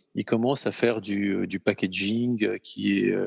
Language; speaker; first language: French; non-native, fluent; Ukrainian